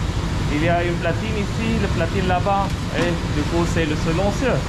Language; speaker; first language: French; non-native, local second language; Arabic